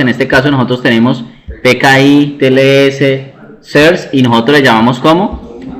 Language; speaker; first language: Spanish; native; Spanish